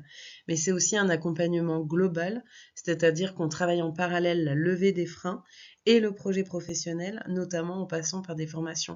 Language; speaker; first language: French; native; French